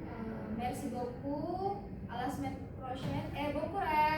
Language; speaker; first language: French; non-native, learner; Indonesian